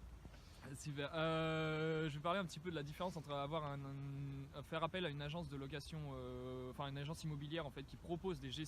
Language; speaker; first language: French; native; French